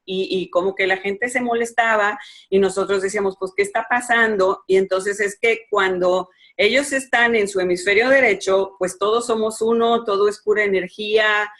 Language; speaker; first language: Spanish; native; Spanish